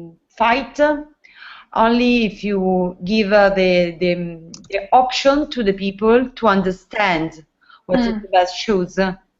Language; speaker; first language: English; non-native, learner; Italian